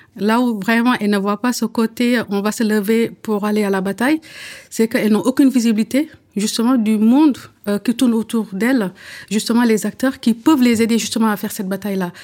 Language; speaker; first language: French; early bilingual, other home language; Wolof